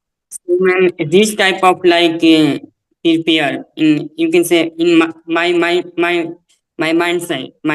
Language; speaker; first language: English; non-native, learner; Hindi